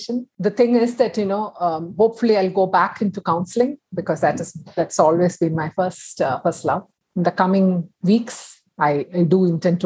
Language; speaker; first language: English; non-native, local second language; Tamil